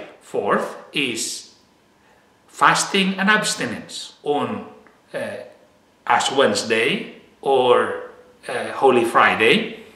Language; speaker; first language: English; non-native, fluent; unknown